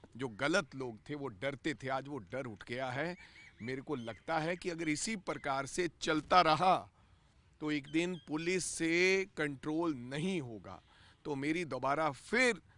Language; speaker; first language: Hindi; non-native, local second language; Punjabi